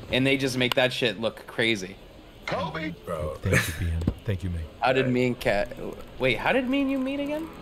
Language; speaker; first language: English; native; English